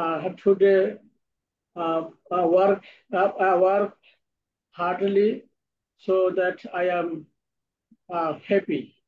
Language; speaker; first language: English; non-native, learner; Bangla